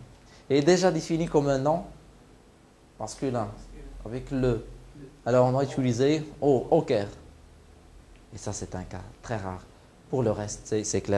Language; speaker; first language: French; non-native, local second language; Arabic